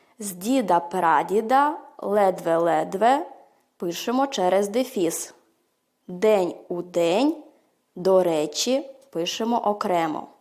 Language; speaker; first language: Ukrainian; early bilingual, heritage; Ukrainian